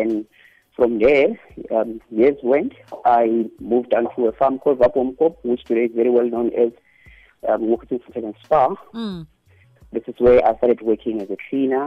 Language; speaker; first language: English; non-native, local second language; Zulu